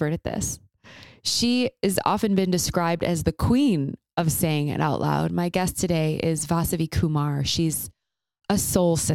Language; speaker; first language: English; native; English